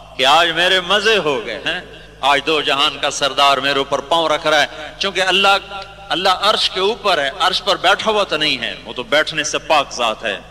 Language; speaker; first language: Urdu; non-native, local second language; Punjabi